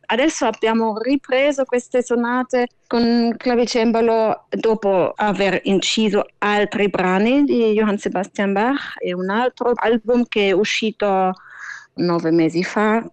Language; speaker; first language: Italian; non-native, fluent; German